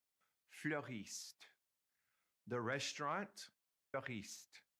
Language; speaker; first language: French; non-native, fluent; English